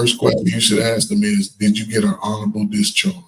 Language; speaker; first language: English; native; English